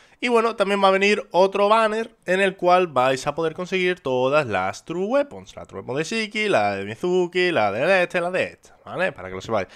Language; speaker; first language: Spanish; native; Spanish